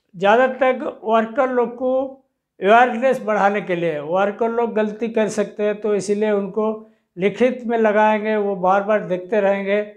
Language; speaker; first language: Hindi; non-native, local second language; Odia